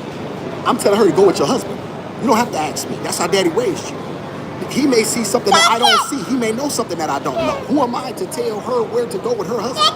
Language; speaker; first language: English; native; English